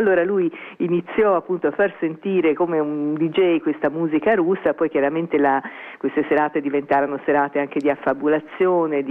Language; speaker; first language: Italian; native; Italian